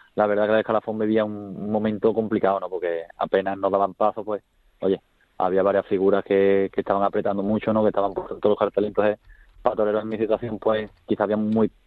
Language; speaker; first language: Spanish; native; Spanish